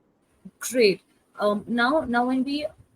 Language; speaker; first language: English; non-native, local second language; Hindi